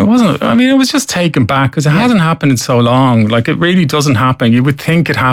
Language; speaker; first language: English; native; English